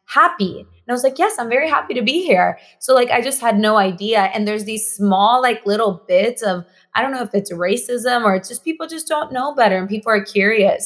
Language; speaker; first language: English; non-native, fluent; Spanish